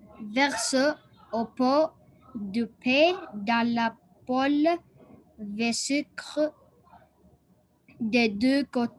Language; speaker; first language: French; non-native, learner; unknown